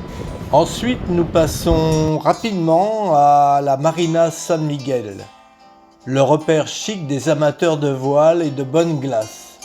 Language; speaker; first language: French; native; French